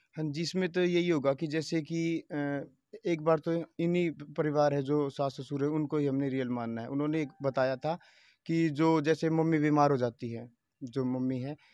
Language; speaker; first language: Hindi; native; Hindi